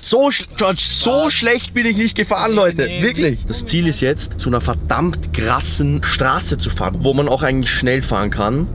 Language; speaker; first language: German; native; German